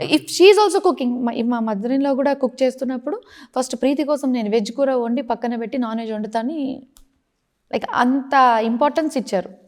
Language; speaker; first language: Telugu; non-native, fluent; Marathi